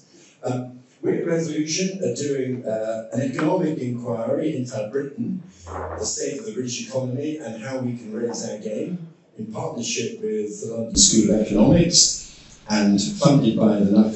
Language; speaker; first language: English; native; English